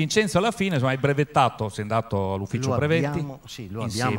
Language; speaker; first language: Italian; native; Italian